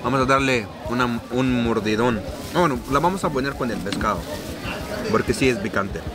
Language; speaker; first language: Spanish; non-native, fluent; Arabic